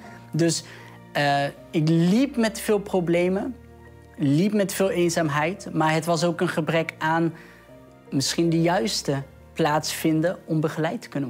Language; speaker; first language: Dutch; early bilingual, other home language; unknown